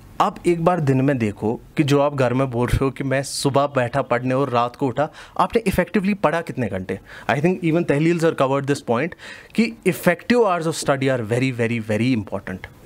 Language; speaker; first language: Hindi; non-native, local second language; Kashmiri